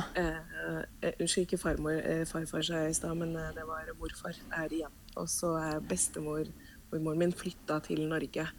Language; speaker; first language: Norwegian; early bilingual, other home language; Spanish